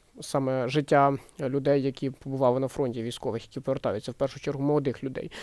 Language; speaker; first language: Ukrainian; native; Ukrainian